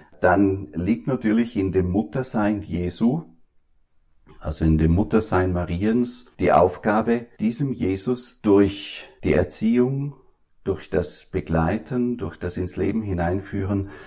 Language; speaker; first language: German; native; German